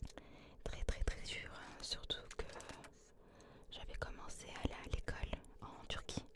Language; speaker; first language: French; early bilingual, other home language; Turkish